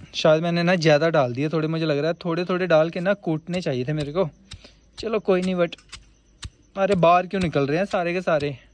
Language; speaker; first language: Hindi; native; Hindi